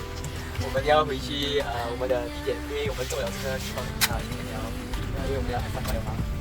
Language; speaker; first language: Chinese; non-native, local second language; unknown